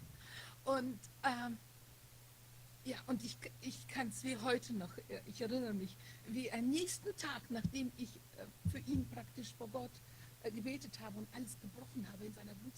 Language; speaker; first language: German; non-native, fluent; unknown